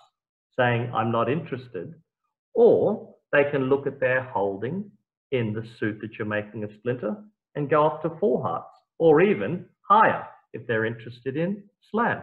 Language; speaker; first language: English; native; English